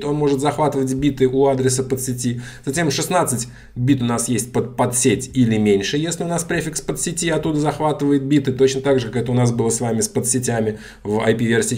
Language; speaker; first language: Russian; native; Russian